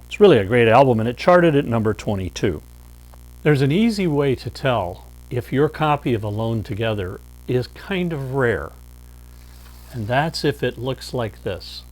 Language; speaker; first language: English; native; English